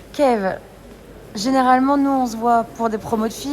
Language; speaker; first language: French; native; French